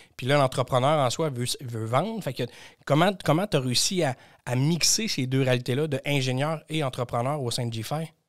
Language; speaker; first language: French; native; French